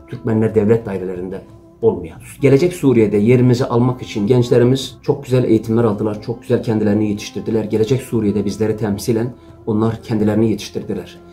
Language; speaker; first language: Turkish; native; Turkish